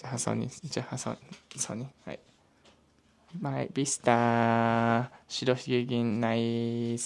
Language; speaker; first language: Mongolian; non-native, learner; Japanese